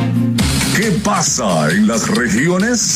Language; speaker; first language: Spanish; native; Spanish